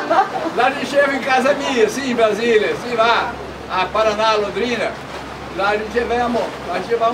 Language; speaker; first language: Italian; non-native, learner; Portuguese